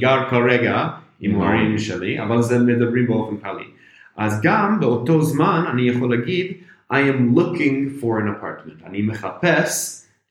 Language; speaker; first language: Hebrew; non-native, fluent; English